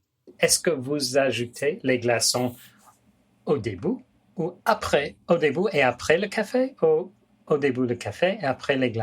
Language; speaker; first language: French; non-native, fluent; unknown